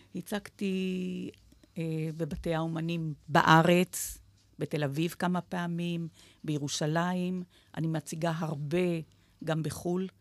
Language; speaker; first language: Hebrew; native; Hebrew